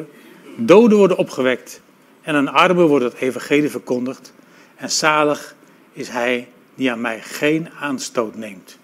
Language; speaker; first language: Dutch; native; Dutch